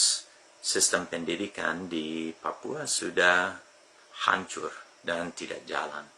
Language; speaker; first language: Indonesian; non-native, fluent; English